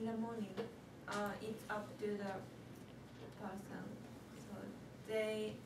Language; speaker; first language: English; non-native, learner; Japanese